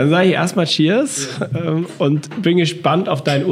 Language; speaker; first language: German; native; German